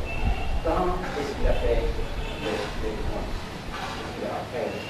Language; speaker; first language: French; non-native, learner; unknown